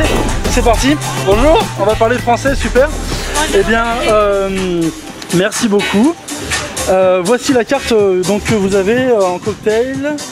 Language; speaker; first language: French; native; French